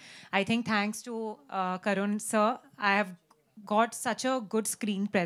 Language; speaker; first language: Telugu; non-native, learner; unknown